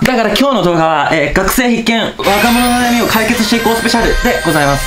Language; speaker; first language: Japanese; native; Japanese